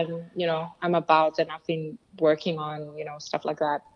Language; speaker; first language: English; non-native, local second language; Xhosa